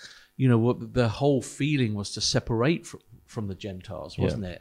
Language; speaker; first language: English; native; English